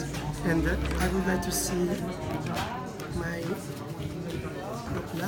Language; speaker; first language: English; non-native, learner; Italian